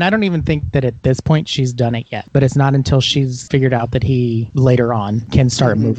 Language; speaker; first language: English; native; English